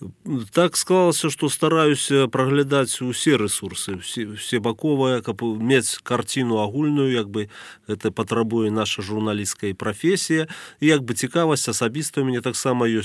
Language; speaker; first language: Belarusian; native; Belarusian